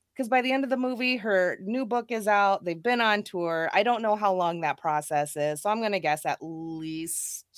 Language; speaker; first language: English; native; English